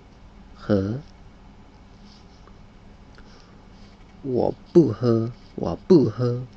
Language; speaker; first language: Chinese; non-native, learner; English